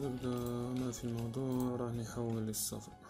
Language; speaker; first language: Arabic; native; Arabic